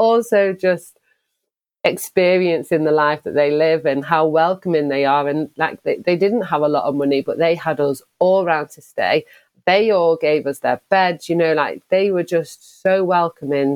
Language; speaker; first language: English; native; English